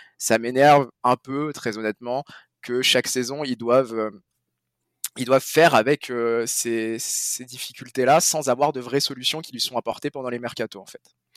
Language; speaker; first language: French; native; French